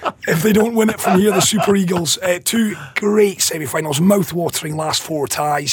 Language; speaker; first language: English; native; English